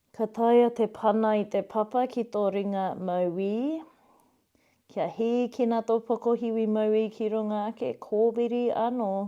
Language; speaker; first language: Māori; non-native, local second language; English